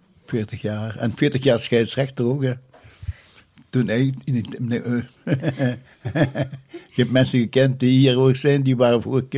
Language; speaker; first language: Dutch; native; Dutch